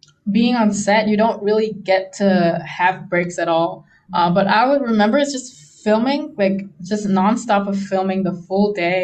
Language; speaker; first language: English; non-native, local second language; Chinese